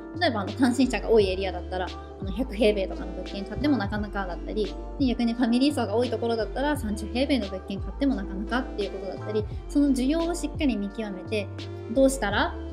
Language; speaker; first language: Japanese; native; Japanese